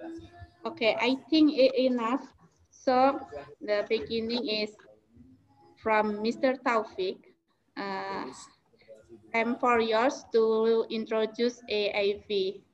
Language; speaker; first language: English; non-native, learner; Indonesian